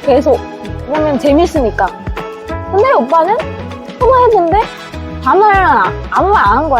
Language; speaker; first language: Korean; non-native, fluent; Vietnamese